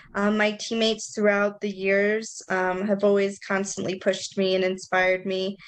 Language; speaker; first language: English; native; English